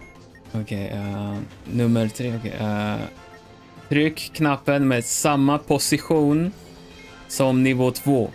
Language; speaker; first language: Swedish; non-native, learner; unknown